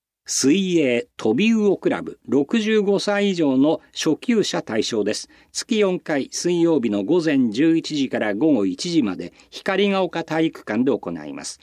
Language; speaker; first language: Japanese; native; Japanese